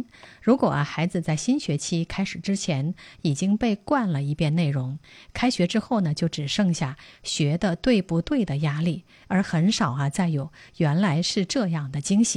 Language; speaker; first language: Chinese; native; Chinese